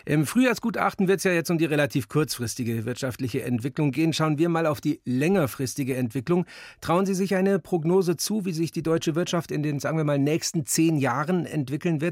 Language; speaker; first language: German; native; German